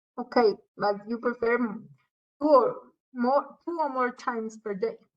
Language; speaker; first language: English; non-native, learner; Spanish